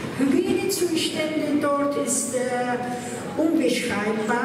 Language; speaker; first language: German; non-native, fluent; Persian